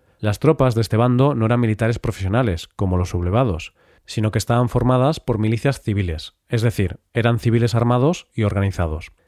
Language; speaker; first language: Spanish; native; Spanish